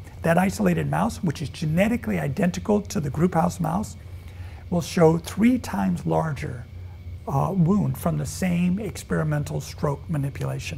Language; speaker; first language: English; native; English